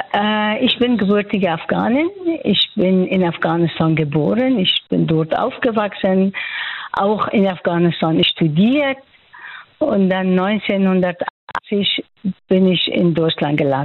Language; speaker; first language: German; non-native, fluent; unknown